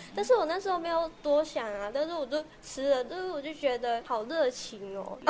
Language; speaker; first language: Chinese; non-native, local second language; Cantonese